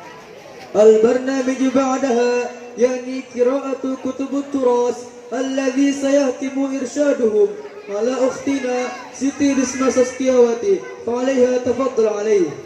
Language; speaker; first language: Arabic; non-native, learner; Indonesian